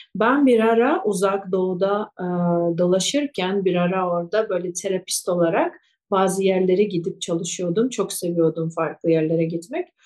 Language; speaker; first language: Turkish; non-native, fluent; Russian